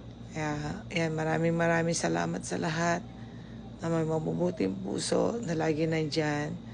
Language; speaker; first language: Filipino; native; Filipino